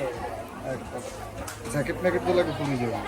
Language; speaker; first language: Italian; non-native, learner; Bangla